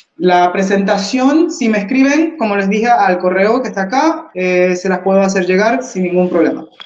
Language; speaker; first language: Spanish; early bilingual, heritage; English